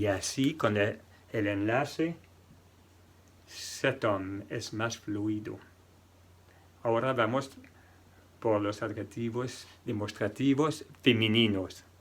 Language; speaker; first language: Spanish; non-native, fluent; French